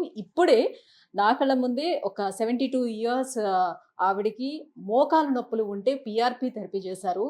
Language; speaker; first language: Telugu; native; Telugu